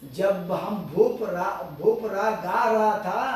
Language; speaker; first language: Hindi; non-native, local second language; Kannada